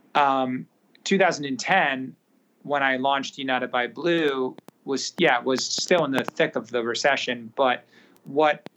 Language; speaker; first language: English; native; English